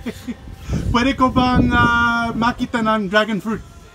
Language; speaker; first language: Filipino; non-native, learner; English